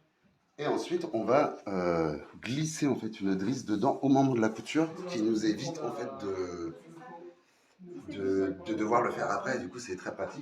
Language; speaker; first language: French; native; French